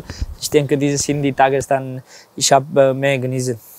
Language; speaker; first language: German; non-native, learner; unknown